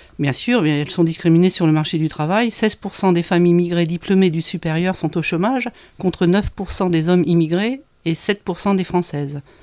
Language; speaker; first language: French; native; French